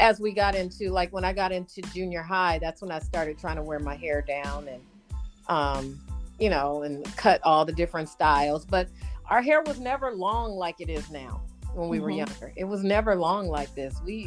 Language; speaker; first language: English; native; English